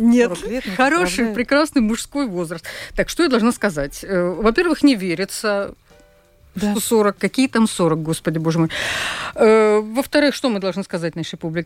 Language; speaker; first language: Russian; native; Russian